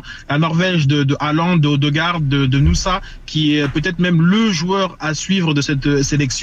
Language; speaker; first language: French; native; French